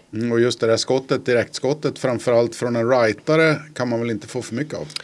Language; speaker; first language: Swedish; native; Swedish